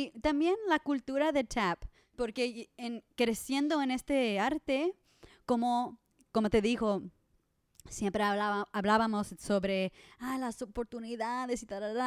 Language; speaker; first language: Spanish; non-native, learner; English